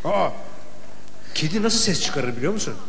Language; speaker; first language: Turkish; native; Turkish